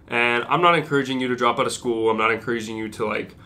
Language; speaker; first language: English; native; English